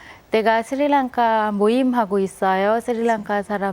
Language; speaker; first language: Korean; non-native, fluent; Sinhala